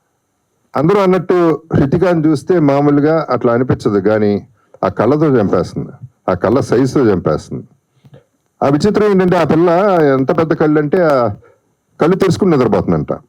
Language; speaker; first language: Telugu; native; Telugu